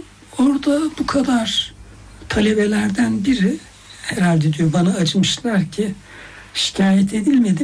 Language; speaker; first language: Turkish; native; Turkish